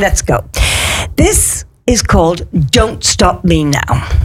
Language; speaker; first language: English; native; English